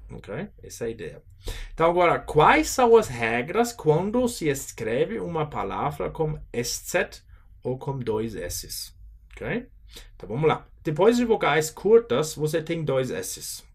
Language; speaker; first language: Portuguese; non-native, fluent; German